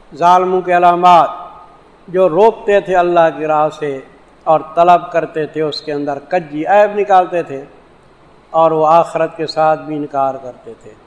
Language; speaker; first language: Urdu; non-native, local second language; Saraiki